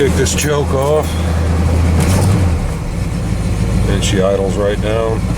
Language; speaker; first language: English; native; English